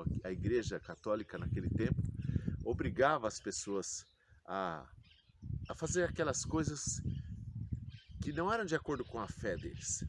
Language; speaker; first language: Portuguese; native; Portuguese